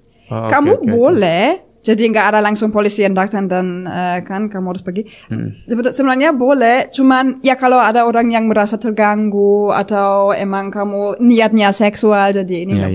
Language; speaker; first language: Indonesian; non-native, fluent; German